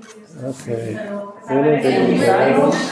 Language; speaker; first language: Spanish; non-native, learner; English